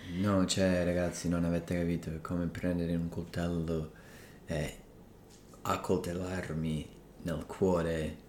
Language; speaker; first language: Italian; non-native, fluent; English